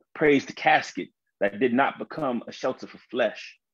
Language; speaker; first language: English; native; English